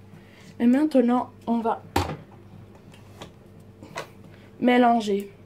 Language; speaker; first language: French; non-native, fluent; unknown